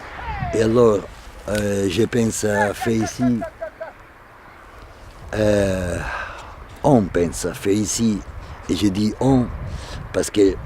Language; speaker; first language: French; non-native, fluent; Italian